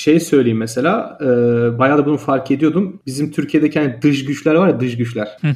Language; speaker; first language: Turkish; native; Turkish